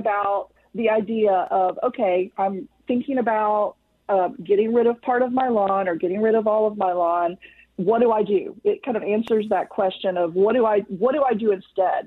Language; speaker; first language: English; native; English